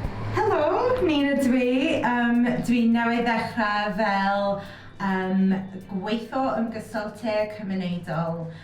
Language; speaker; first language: Welsh; non-native, learner; English